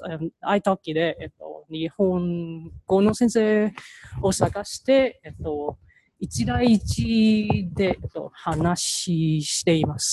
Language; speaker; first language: Japanese; non-native, learner; Chinese